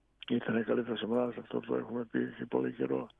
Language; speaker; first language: Greek; non-native, fluent; Bosnian